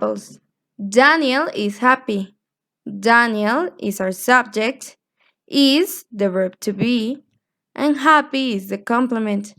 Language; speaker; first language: English; non-native, fluent; Spanish